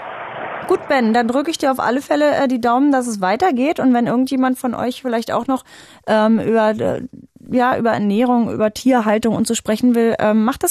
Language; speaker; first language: German; native; German